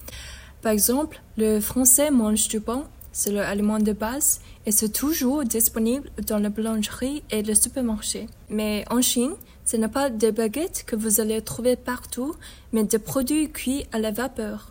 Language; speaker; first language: French; non-native, fluent; Chinese